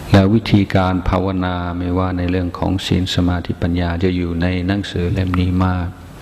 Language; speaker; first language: Thai; non-native, fluent; English